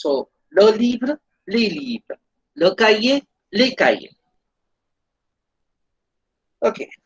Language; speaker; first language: French; non-native, fluent; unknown